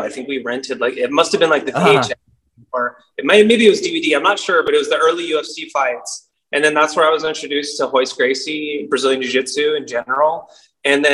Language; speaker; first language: English; native; English